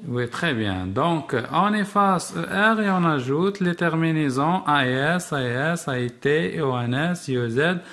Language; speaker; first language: French; non-native, local second language; Arabic